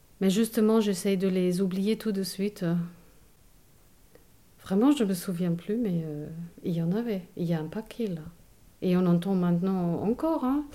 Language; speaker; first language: French; non-native, fluent; German